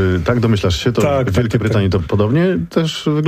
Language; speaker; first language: Polish; native; Polish